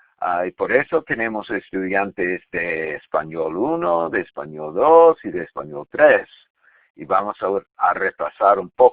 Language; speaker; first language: Spanish; non-native, fluent; English